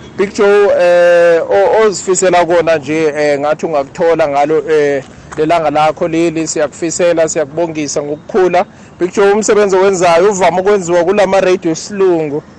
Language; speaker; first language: Zulu; non-native, local second language; South Ndebele